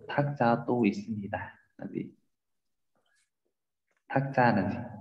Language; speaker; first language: Korean; non-native, fluent; Vietnamese